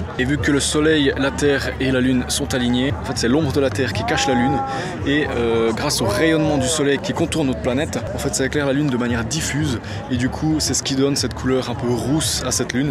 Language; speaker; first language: French; native; French